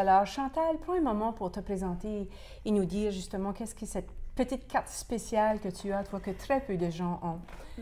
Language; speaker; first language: French; native; French